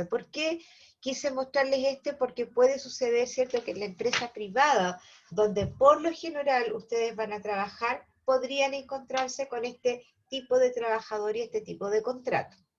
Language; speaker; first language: Spanish; native; Spanish